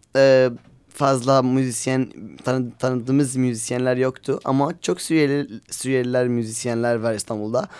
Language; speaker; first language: Turkish; non-native, learner; Arabic